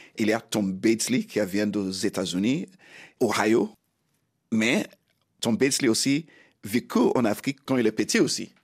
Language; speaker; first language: French; non-native, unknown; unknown